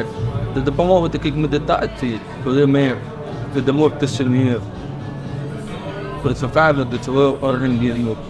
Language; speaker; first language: Ukrainian; native; Ukrainian